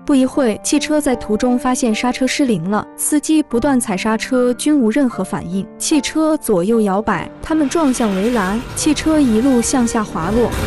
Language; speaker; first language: Chinese; native; Chinese